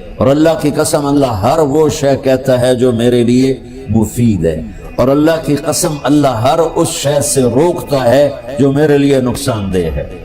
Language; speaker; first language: Urdu; non-native, local second language; Punjabi